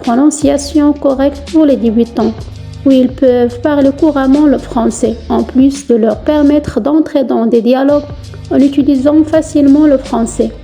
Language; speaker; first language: French; non-native, fluent; Arabic